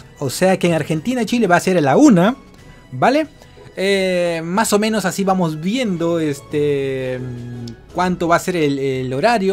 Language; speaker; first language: Spanish; native; Spanish